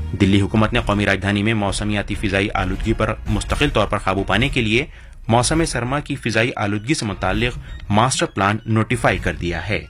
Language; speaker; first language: Urdu; native; Urdu